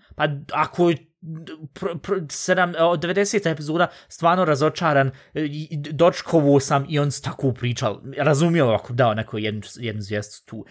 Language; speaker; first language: Bosnian; early bilingual, heritage; Bosnian